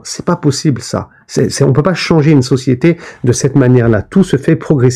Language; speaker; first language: French; native; French